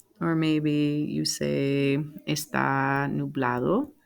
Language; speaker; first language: Spanish; non-native, fluent; English